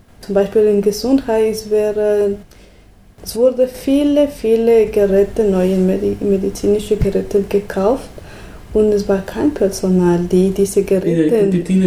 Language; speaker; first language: German; non-native, learner; Spanish